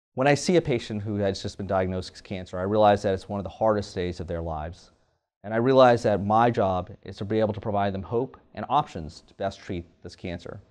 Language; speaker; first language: English; native; English